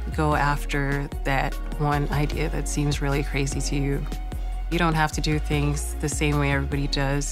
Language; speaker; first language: English; non-native, local second language; Yoruba